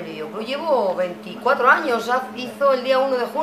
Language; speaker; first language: Spanish; native; Spanish